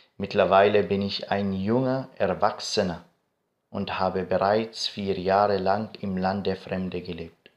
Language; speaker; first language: German; non-native, fluent; Arabic